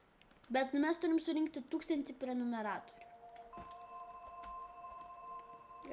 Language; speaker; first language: Lithuanian; native; Lithuanian